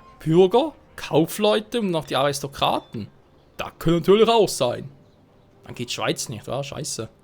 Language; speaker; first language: German; native; German